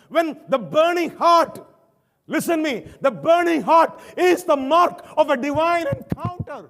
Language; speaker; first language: English; non-native, local second language; Malayalam